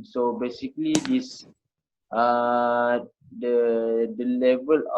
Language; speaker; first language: English; non-native, local second language; Malay